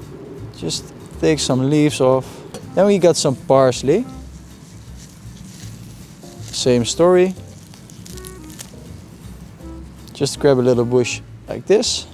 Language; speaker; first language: English; non-native, fluent; Dutch